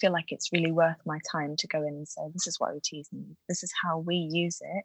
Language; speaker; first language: English; native; English